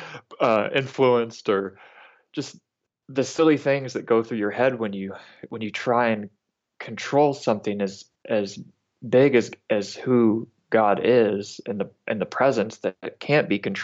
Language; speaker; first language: English; native; English